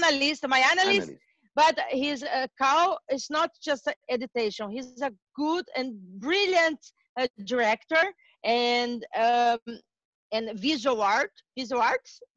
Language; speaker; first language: English; non-native, learner; Portuguese